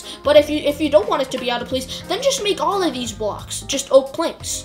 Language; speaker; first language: English; native; English